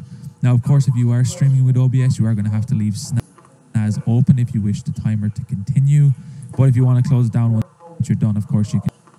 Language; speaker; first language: English; native; English